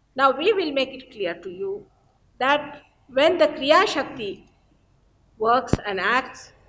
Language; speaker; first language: English; non-native, local second language; Marathi